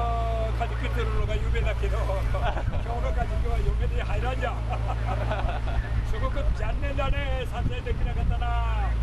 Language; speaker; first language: Japanese; native; Japanese